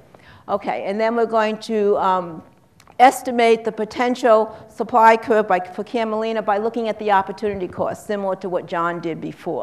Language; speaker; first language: English; native; English